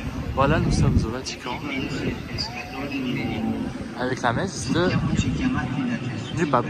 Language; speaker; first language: French; native; French